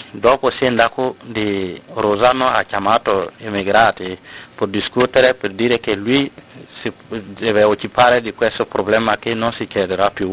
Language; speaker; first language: Italian; non-native, learner; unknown